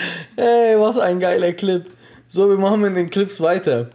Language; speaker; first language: German; native; German